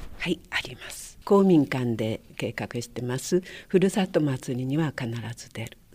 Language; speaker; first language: Japanese; native; Japanese